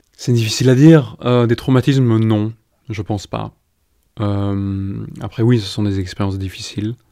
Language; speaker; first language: French; native; French